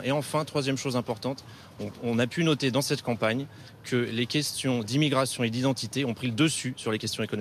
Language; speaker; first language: French; native; French